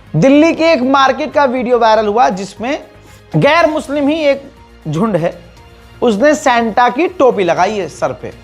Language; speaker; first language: Hindi; native; Hindi